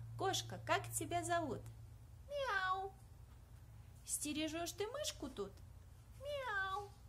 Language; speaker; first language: Russian; native; Russian